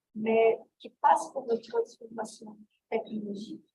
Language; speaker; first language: French; non-native, learner; Portuguese